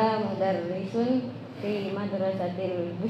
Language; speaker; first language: Arabic; non-native, learner; Indonesian